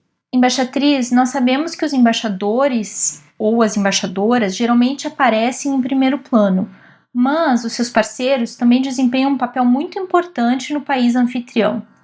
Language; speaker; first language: Portuguese; native; Portuguese